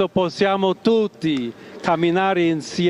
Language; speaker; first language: Italian; non-native, fluent; English